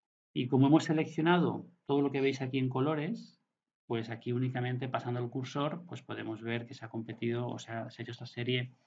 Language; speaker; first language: Spanish; native; Spanish